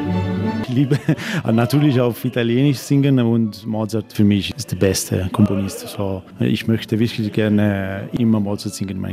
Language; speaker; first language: German; non-native, learner; Italian